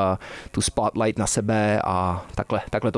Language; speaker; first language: Czech; early bilingual, heritage; Czech